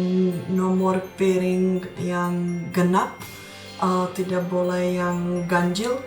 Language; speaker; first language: Indonesian; non-native, fluent; Czech